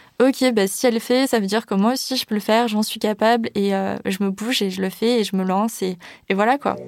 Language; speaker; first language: French; native; French